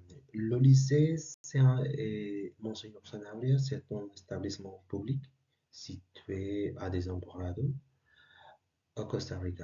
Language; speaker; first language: French; non-native, learner; Spanish